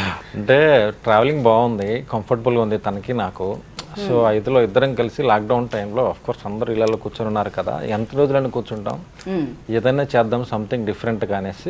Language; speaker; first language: Telugu; native; Telugu